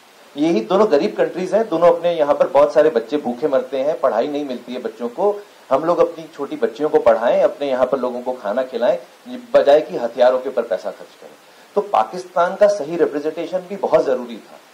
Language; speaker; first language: Hindi; native; Hindi